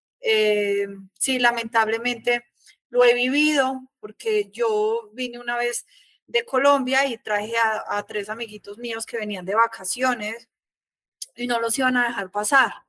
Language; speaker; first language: Spanish; native; Spanish